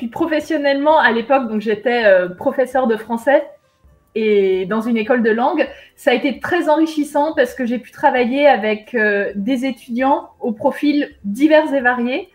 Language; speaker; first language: French; native; French